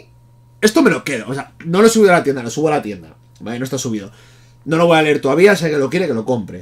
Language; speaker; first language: Spanish; native; Spanish